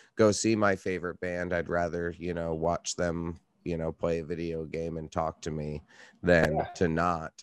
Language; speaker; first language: English; native; English